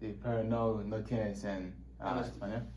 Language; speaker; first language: Spanish; non-native, learner; English